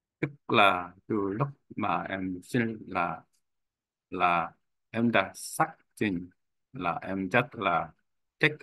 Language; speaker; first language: Vietnamese; non-native, learner; Korean